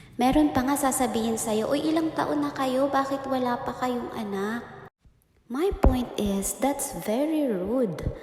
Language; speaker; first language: Filipino; native; Filipino